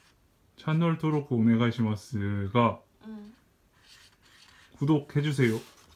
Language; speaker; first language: Japanese; non-native, learner; Korean